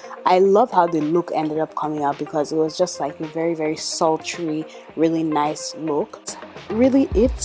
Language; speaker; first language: English; native; English